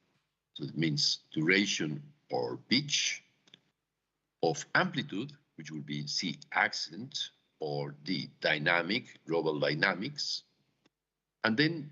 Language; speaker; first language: English; non-native, fluent; Spanish